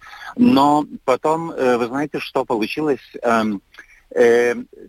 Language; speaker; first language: Russian; non-native, fluent; Lithuanian